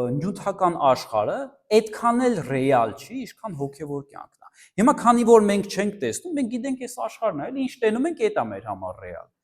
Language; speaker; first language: Armenian; early bilingual, heritage; Armenian